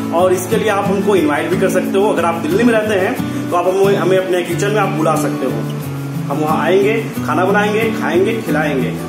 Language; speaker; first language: Hindi; native; Hindi